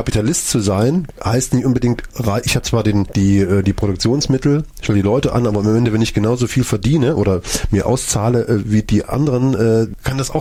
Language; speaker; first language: German; native; German